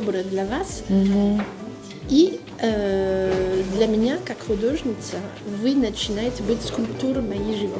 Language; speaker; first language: Russian; non-native, learner; French